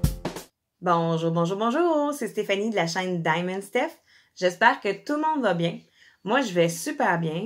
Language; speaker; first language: French; native; French